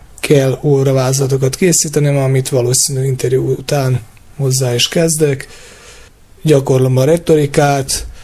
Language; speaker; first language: Hungarian; native; Hungarian